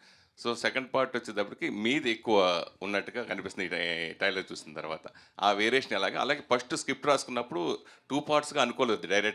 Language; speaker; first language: Telugu; native; Telugu